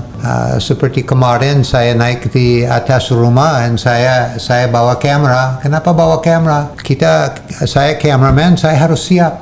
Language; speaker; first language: Indonesian; non-native, learner; English